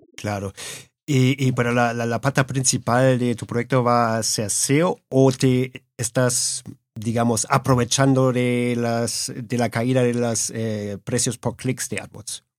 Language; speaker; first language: Spanish; early bilingual, heritage; Spanish